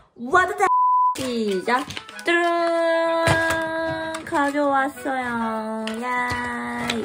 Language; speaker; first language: Korean; non-native, learner; Japanese